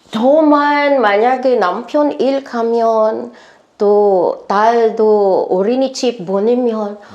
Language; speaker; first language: Korean; non-native, learner; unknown